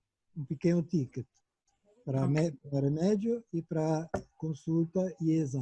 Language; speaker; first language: Portuguese; non-native, fluent; Italian